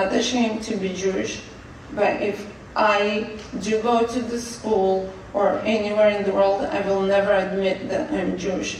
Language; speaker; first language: English; non-native, fluent; Russian